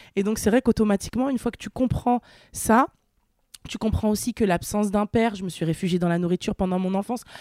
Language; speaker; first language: French; native; French